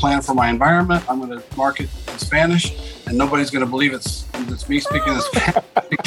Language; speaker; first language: English; native; English